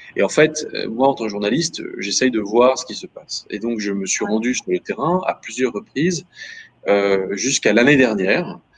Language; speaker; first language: French; native; French